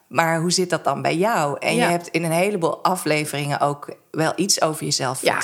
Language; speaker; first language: Dutch; native; Dutch